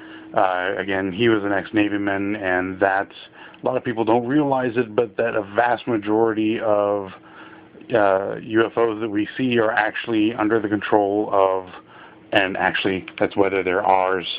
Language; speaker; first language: English; native; English